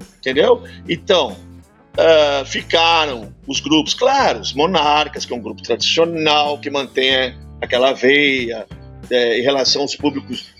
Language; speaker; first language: Portuguese; native; Portuguese